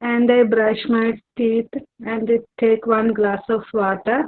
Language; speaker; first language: English; non-native, learner; Malayalam